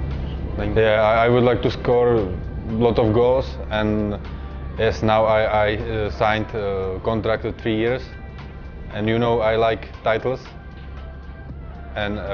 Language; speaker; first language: English; non-native, learner; Czech